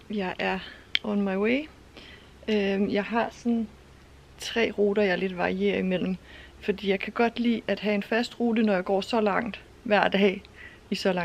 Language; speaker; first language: Danish; native; Danish